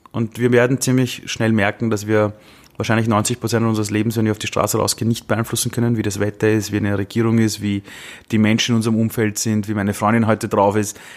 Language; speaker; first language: German; early bilingual, other home language; Persian